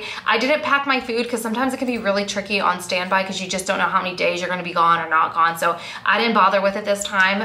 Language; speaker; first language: English; native; English